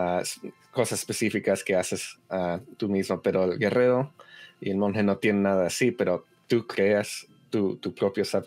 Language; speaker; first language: Spanish; early bilingual, heritage; Spanish